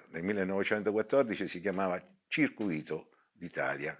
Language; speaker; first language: Italian; native; Italian